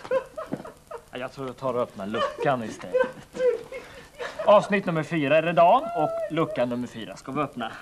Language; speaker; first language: Swedish; native; Swedish